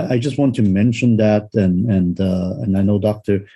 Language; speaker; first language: English; non-native, local second language; Cantonese